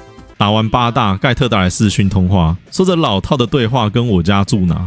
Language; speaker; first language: Chinese; native; Chinese